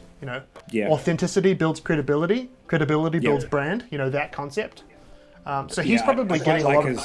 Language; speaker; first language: English; native; English